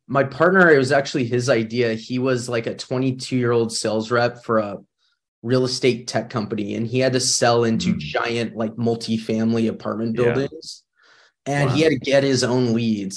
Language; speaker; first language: English; native; English